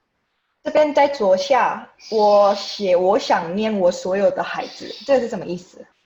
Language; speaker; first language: Chinese; non-native, fluent; Indonesian